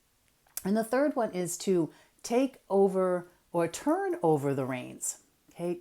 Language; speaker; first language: English; native; English